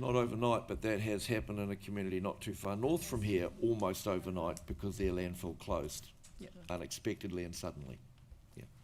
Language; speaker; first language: English; native; English